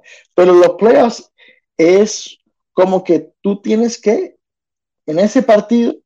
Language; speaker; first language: Spanish; early bilingual, heritage; Spanish